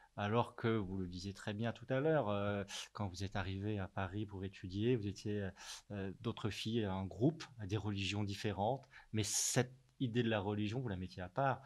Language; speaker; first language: French; native; French